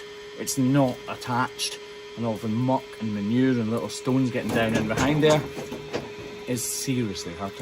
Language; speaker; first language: English; native; English